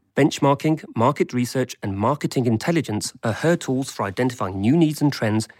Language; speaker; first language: English; native; English